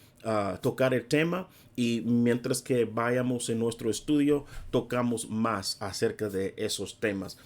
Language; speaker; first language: Spanish; non-native, fluent; English